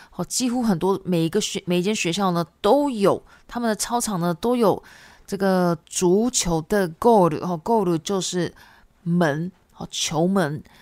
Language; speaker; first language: Chinese; non-native, fluent; Japanese